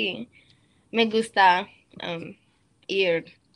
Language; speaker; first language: Spanish; non-native, learner; English